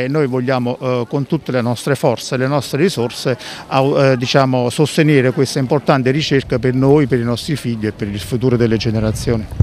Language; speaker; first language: Italian; native; Italian